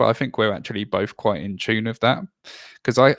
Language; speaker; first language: English; native; English